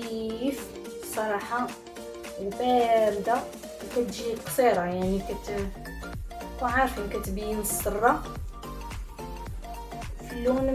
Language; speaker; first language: Arabic; native; Arabic